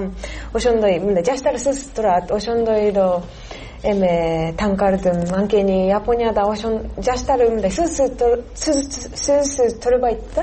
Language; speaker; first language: Kyrgyz; non-native, learner; Japanese